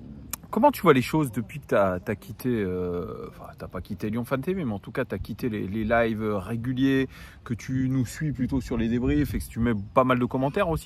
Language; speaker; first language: French; native; French